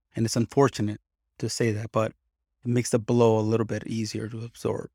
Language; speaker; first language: English; early bilingual, other home language; Spanish